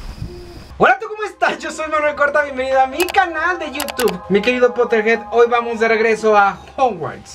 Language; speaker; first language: Spanish; native; Spanish